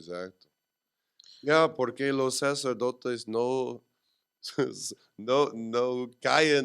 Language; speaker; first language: Spanish; non-native, learner; English